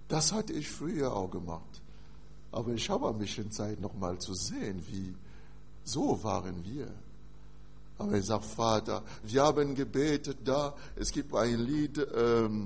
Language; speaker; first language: German; non-native, fluent; French